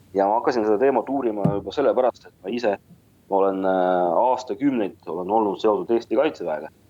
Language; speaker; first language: Estonian; non-native, local second language; Russian